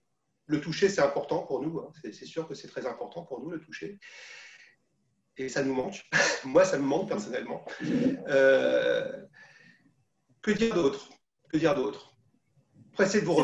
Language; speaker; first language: French; native; French